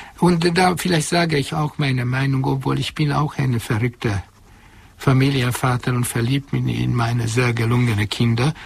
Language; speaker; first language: German; non-native, fluent; Hungarian